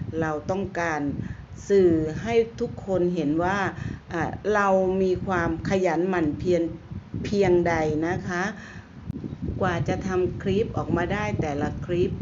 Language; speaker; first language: Thai; native; Thai